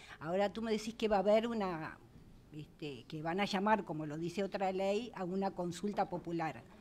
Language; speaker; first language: Spanish; native; Spanish